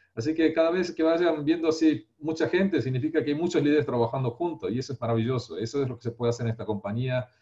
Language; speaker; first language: Spanish; non-native, fluent; Korean